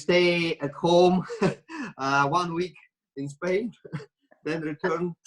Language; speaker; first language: English; non-native, learner; Russian